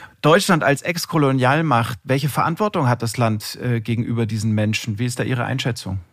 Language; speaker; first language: German; native; German